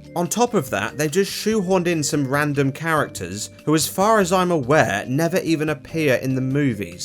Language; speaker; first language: English; native; English